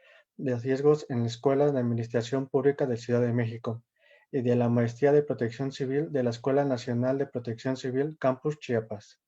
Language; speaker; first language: Spanish; native; Spanish